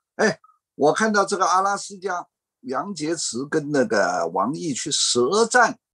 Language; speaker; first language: Chinese; non-native, fluent; Cantonese